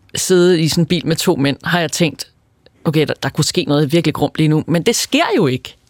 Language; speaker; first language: Danish; native; Danish